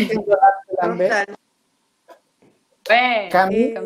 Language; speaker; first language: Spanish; non-native, learner; French